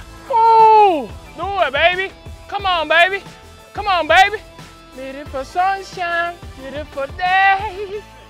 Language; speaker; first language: English; non-native, learner; Spanish